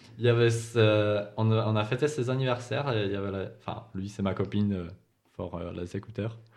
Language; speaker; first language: French; non-native, fluent; Czech